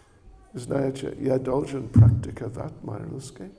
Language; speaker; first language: Russian; non-native, learner; English